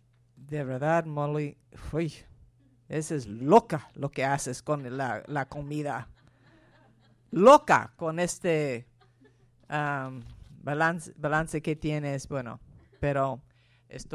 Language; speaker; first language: Spanish; non-native, fluent; English